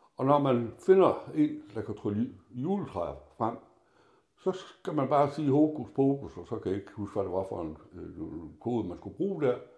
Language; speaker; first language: Danish; native; Danish